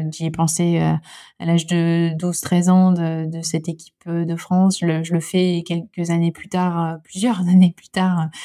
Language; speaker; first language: French; native; French